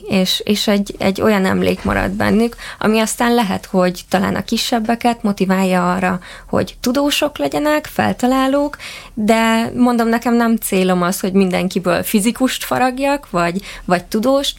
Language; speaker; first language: Hungarian; native; Hungarian